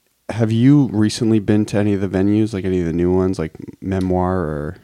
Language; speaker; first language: English; native; English